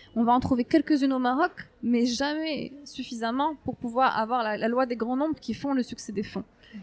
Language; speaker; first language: French; non-native, local second language; Arabic